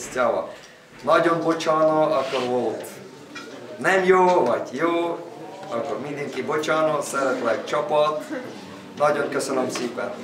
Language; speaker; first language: Hungarian; non-native, learner; Czech